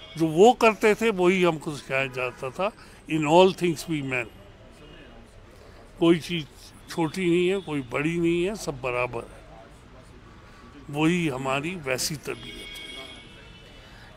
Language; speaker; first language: Hindi; non-native, local second language; Kashmiri